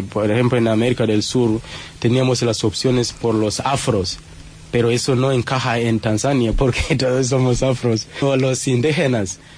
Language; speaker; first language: Spanish; non-native, fluent; Swahili